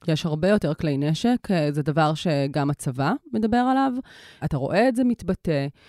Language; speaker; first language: Hebrew; native; Hebrew